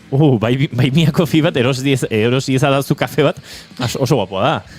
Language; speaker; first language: Basque; native; Basque